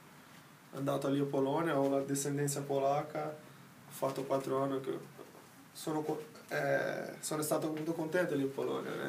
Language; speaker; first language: Italian; non-native, learner; Portuguese